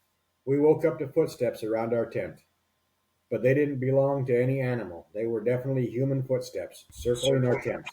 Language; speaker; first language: English; native; English